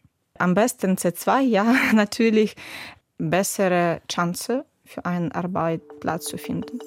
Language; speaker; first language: German; non-native, learner; Ukrainian